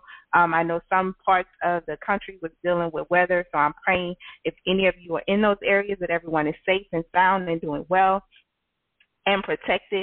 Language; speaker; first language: English; native; English